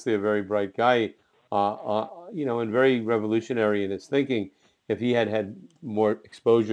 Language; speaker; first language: English; native; English